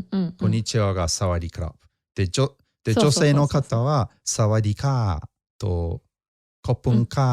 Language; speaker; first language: Japanese; non-native, fluent; English